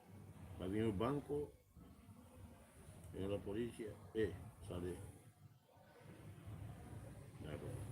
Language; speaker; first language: Spanish; non-native, learner; Romanian